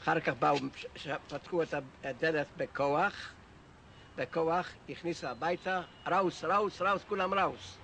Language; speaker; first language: Hebrew; non-native, learner; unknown